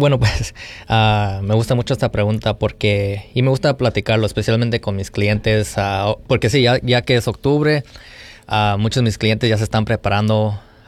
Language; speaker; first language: Spanish; early bilingual, heritage; Spanish